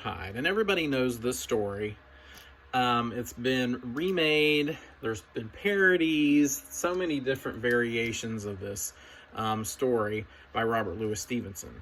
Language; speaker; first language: English; native; English